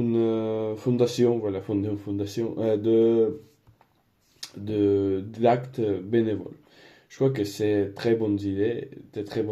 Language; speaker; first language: French; non-native, learner; Spanish